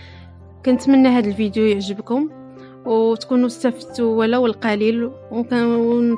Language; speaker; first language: Arabic; native; Arabic